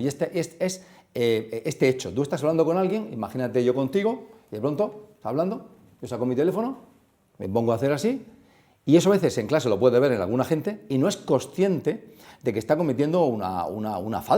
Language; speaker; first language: Spanish; native; Spanish